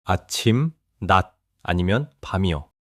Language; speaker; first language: Korean; early bilingual, heritage; English